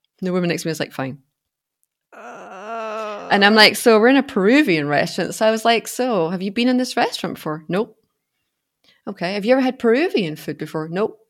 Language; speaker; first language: English; native; English